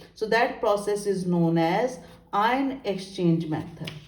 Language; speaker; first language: English; non-native, local second language; Punjabi